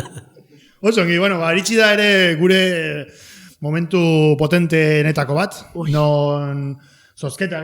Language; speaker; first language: Basque; native; Basque